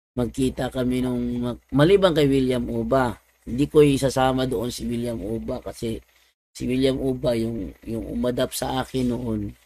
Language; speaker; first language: Filipino; non-native, local second language; Cebuano